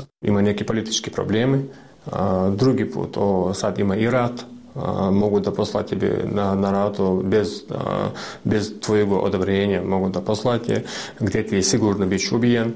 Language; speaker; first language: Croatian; non-native, learner; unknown